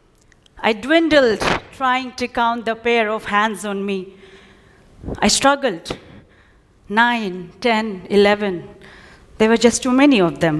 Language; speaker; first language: English; non-native, local second language; Nyishi